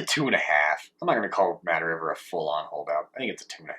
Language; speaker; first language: English; native; English